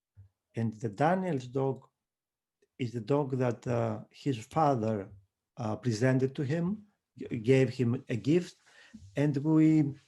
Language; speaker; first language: English; non-native, fluent; Greek